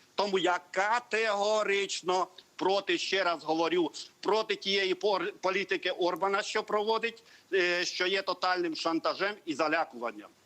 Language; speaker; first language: Ukrainian; non-native, local second language; Hungarian